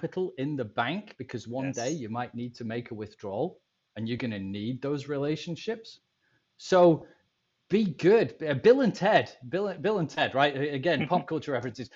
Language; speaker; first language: English; native; English